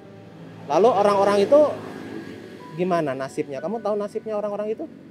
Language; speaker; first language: Indonesian; native; Indonesian